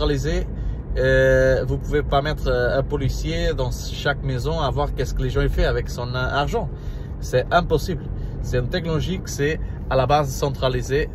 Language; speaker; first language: French; non-native, learner; Portuguese